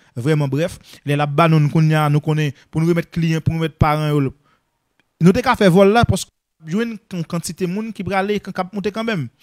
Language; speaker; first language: French; non-native, local second language; Haitian Creole